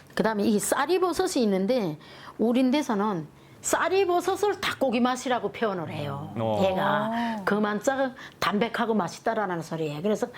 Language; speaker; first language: Korean; native; Korean